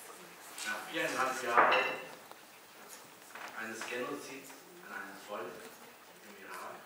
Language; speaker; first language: German; early bilingual, other home language; Kurdish